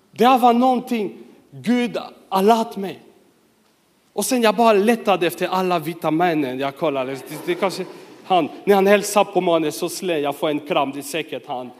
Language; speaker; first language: Swedish; non-native, fluent; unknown